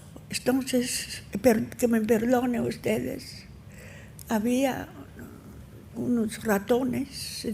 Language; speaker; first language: Spanish; early bilingual, heritage; Ladino